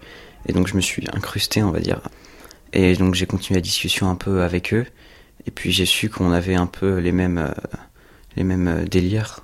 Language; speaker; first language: French; native; French